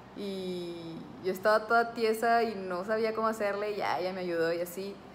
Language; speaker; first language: Spanish; native; Spanish